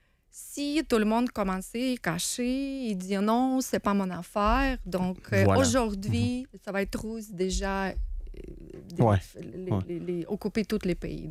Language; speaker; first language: French; non-native, learner; Ukrainian